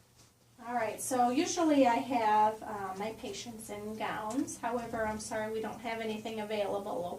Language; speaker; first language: English; native; English